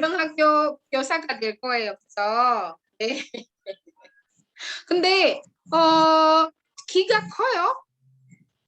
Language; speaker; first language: Korean; non-native, fluent; Indonesian